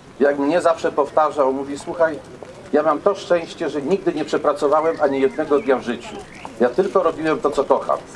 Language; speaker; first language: Polish; native; Polish